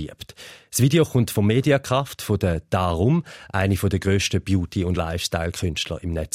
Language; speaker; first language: German; native; German